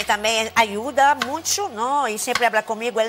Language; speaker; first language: Spanish; non-native, fluent; Portuguese